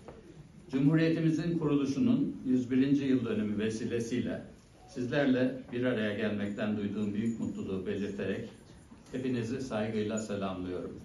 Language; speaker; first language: Turkish; native; Turkish